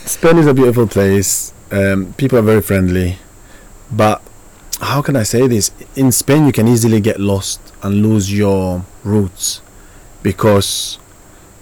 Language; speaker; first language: English; non-native, fluent; Spanish